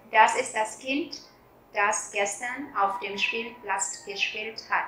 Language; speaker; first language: German; non-native, fluent; Vietnamese